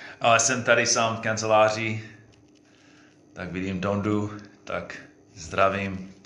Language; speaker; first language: Czech; non-native, fluent; English